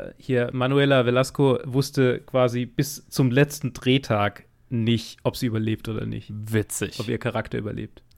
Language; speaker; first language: German; native; German